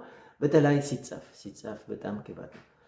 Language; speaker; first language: Amharic; non-native, learner; French